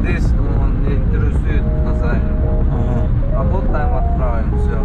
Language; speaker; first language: Russian; non-native, learner; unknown